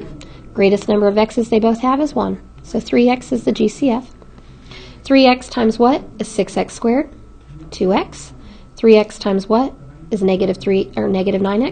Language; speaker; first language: English; native; English